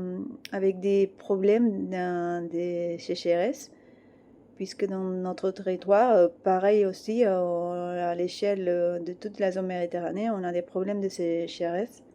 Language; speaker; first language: French; non-native, fluent; Catalan